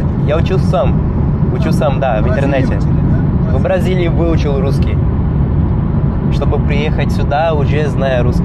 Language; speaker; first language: Russian; non-native, learner; Portuguese